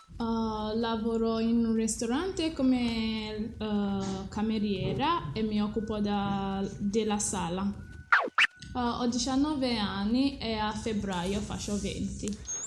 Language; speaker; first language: Italian; non-native, learner; English